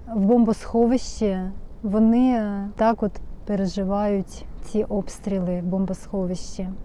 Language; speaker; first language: Ukrainian; non-native, local second language; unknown